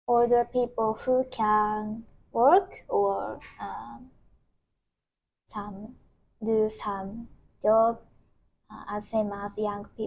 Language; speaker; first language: English; non-native, learner; Japanese